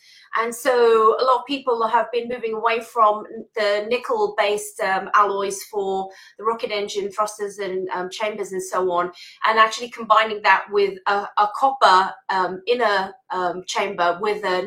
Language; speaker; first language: English; native; English